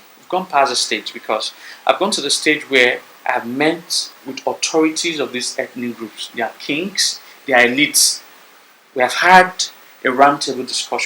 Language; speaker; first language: English; non-native, local second language; Bini